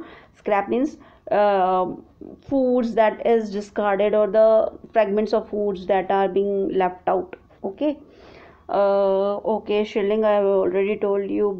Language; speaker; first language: English; non-native, local second language; Hindi